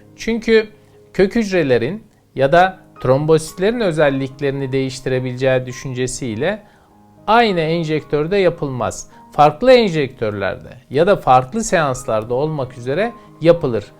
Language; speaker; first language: Turkish; native; Turkish